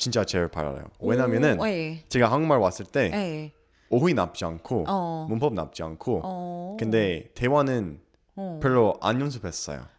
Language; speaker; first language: Korean; non-native, learner; English